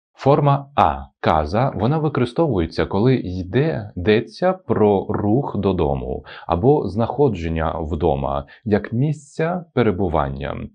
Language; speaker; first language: Ukrainian; non-native, local second language; Russian